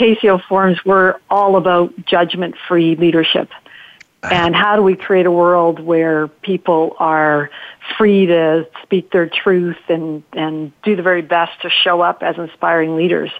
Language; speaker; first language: English; early bilingual, other home language; Italian